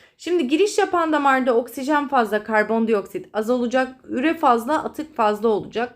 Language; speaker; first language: Turkish; native; Turkish